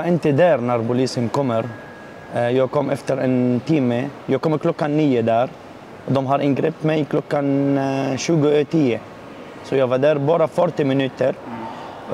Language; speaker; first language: Swedish; non-native, learner; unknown